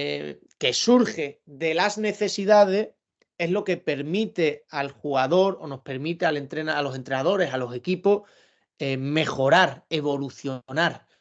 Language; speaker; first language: Spanish; native; Spanish